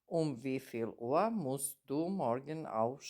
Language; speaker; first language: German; non-native, fluent; Serbian